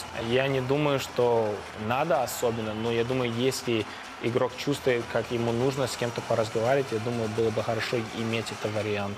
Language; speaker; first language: Russian; early bilingual, heritage; Russian